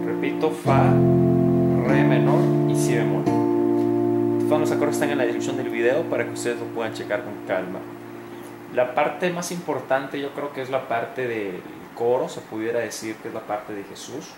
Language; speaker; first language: Spanish; native; Spanish